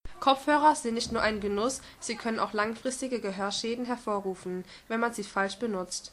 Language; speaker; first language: German; native; German